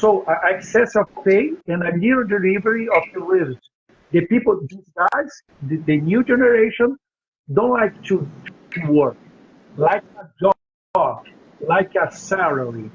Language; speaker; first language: English; non-native, learner; Portuguese